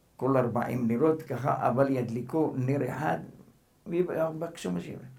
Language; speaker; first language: Hebrew; non-native, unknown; Arabic